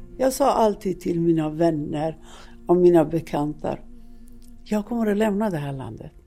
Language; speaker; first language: Swedish; non-native, fluent; Persian